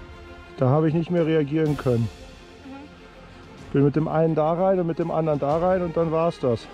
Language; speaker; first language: German; native; German